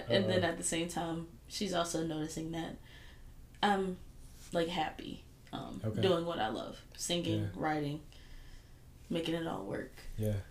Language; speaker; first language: English; native; English